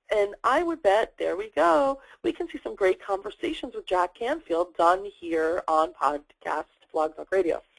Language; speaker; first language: English; native; English